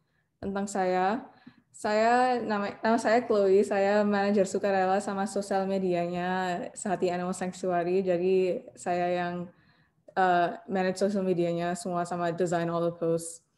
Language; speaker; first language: Indonesian; non-native, learner; English